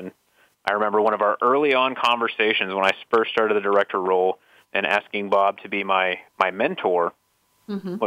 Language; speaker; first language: English; native; English